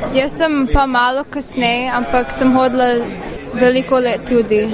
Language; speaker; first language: Slovenian; early bilingual, heritage; Slovenian